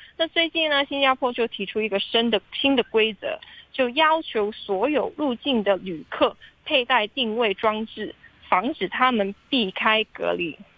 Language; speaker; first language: Chinese; non-native, local second language; Cantonese